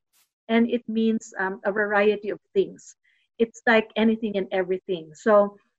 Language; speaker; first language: English; non-native, local second language; Filipino